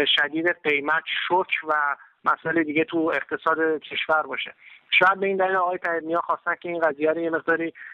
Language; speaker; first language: Persian; native; Persian